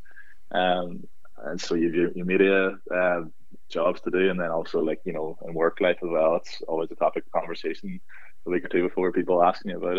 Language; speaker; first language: English; native; English